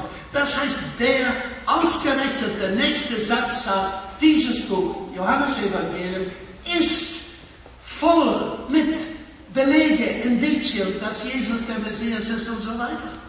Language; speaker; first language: German; non-native, fluent; English